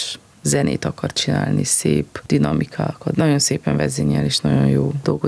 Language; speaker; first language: Hungarian; non-native, fluent; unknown